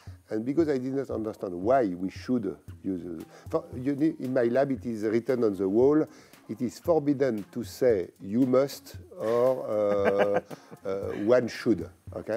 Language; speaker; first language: English; non-native, fluent; French